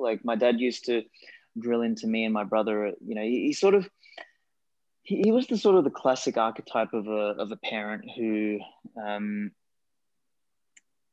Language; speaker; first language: English; non-native, local second language; Macedonian